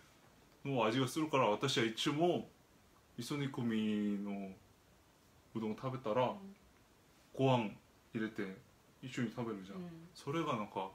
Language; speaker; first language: Japanese; non-native, fluent; Korean